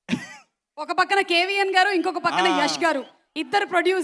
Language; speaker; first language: Telugu; native; Telugu